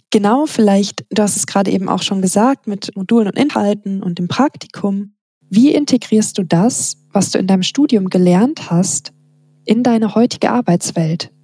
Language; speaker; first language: German; native; German